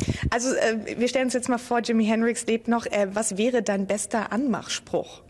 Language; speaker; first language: German; native; German